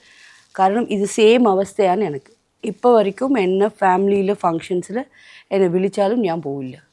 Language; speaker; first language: Malayalam; non-native, local second language; Tamil